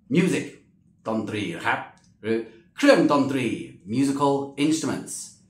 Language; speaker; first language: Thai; non-native, fluent; English